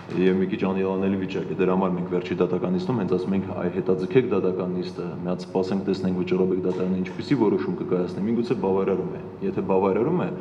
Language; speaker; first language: Armenian; native; Armenian